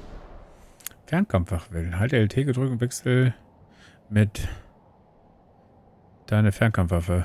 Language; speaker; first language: German; native; German